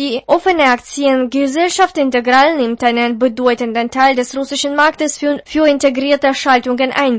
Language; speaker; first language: German; non-native, fluent; Russian